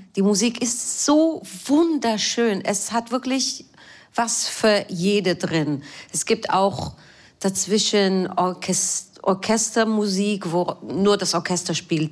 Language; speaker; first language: German; non-native, fluent; Hebrew